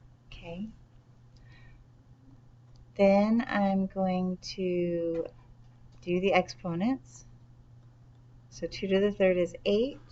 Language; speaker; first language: English; native; English